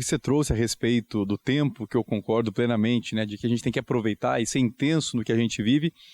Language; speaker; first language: Portuguese; native; Portuguese